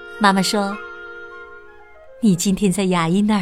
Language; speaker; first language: Chinese; native; Chinese